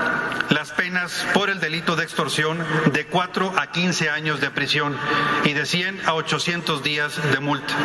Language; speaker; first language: Spanish; native; Spanish